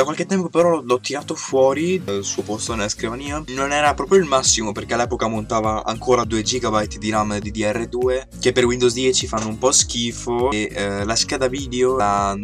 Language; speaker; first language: Italian; native; Italian